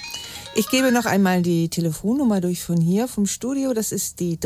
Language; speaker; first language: German; native; German